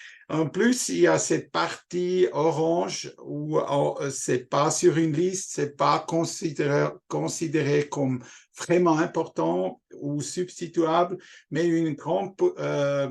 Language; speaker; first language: French; non-native, local second language; German